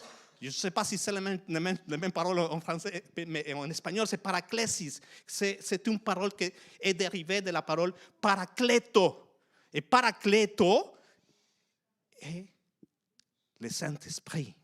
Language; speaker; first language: French; non-native, fluent; Spanish